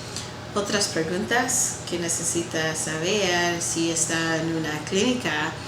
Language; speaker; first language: Spanish; non-native, learner; English